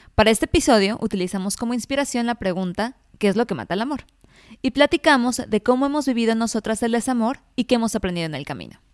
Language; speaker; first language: Spanish; native; Spanish